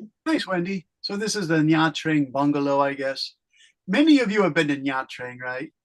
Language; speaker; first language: English; native; English